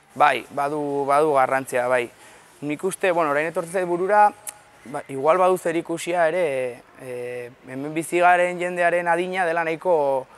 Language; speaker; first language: Basque; native; Basque